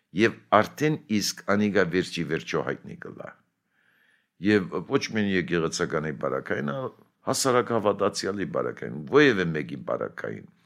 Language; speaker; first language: Armenian; early bilingual, heritage; Armenian